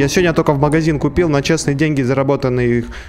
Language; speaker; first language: Russian; native; Russian